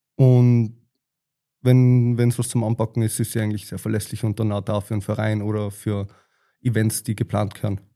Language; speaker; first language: German; native; German